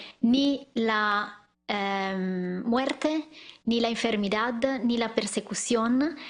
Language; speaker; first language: Spanish; non-native, learner; Italian